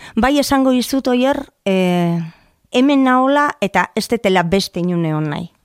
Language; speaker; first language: Basque; non-native, local second language; Spanish